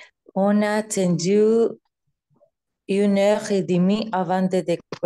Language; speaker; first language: French; non-native, learner; Spanish